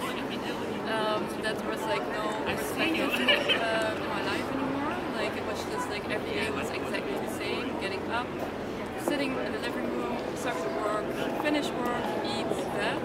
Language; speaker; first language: English; non-native, fluent; Dutch